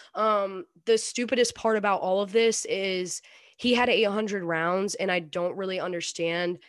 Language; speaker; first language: English; native; English